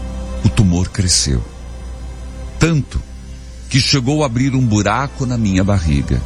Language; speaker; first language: Portuguese; native; Portuguese